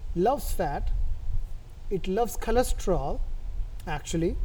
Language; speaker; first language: English; non-native, local second language; Hindi